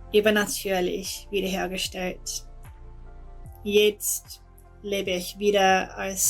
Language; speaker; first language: German; non-native, learner; English